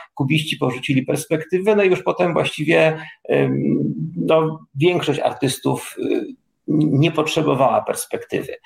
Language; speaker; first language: Polish; native; Polish